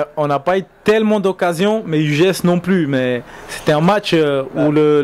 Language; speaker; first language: French; native; French